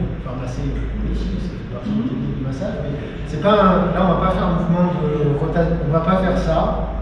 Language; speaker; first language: French; native; French